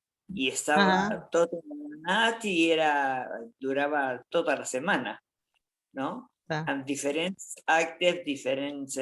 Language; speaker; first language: Catalan; non-native, fluent; Spanish